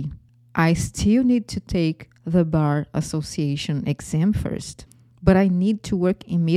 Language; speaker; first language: English; non-native, fluent; Portuguese